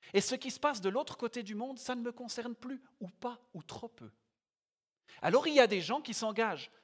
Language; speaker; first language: French; native; French